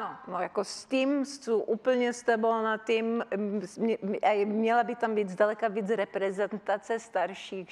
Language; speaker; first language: Czech; early bilingual, heritage; Czech